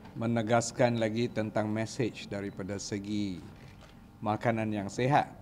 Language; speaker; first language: Malay; non-native, local second language; Tamil